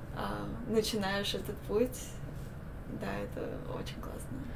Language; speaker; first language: Russian; non-native, local second language; Armenian